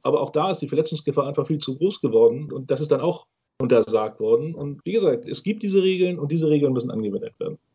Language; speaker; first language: German; native; German